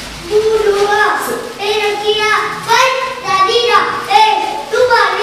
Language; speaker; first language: Basque; non-native, local second language; Spanish